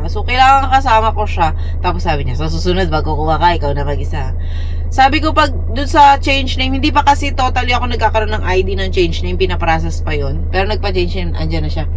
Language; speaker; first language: Filipino; native; Filipino